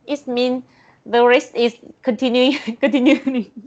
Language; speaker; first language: English; non-native, learner; Vietnamese